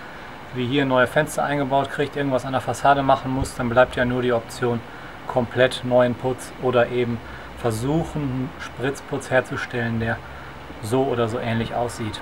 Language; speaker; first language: German; native; German